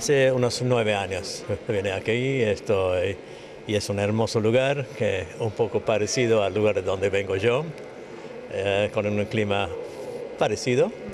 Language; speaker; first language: Spanish; non-native, fluent; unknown